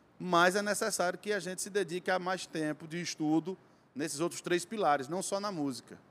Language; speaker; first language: Portuguese; native; Portuguese